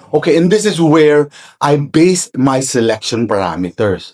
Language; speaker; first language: English; non-native, local second language; Filipino